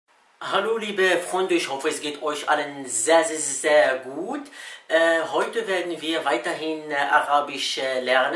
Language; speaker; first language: German; non-native, fluent; Arabic